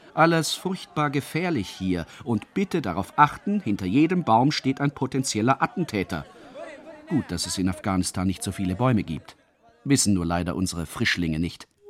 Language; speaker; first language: German; native; German